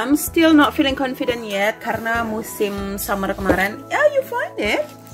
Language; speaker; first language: English; non-native, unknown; Indonesian